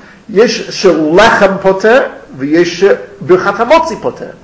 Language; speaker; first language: Hebrew; non-native, fluent; English